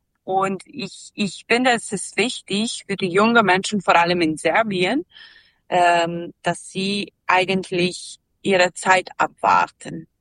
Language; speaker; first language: German; non-native, fluent; Serbian